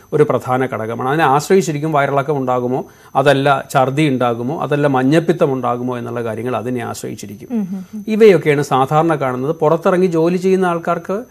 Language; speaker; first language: Malayalam; native; Malayalam